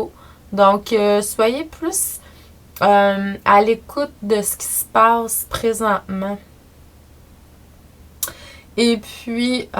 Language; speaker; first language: French; native; French